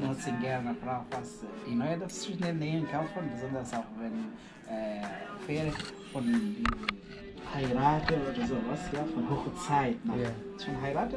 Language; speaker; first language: German; non-native, learner; Arabic